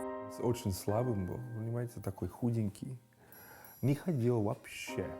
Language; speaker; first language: Russian; non-native, learner; Hindi